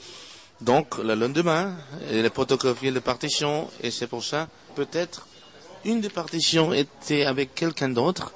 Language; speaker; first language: French; non-native, fluent; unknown